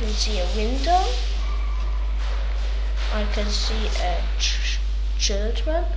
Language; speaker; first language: English; non-native, learner; German